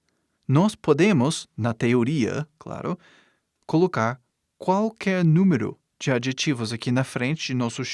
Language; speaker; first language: Portuguese; non-native, fluent; English